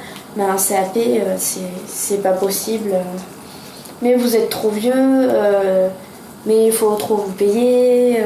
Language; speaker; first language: French; native; French